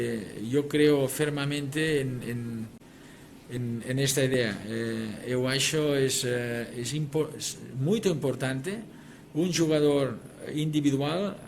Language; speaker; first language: Portuguese; non-native, learner; Spanish